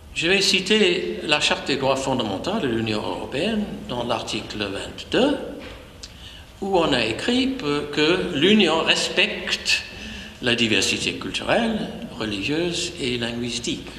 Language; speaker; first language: French; non-native, fluent; English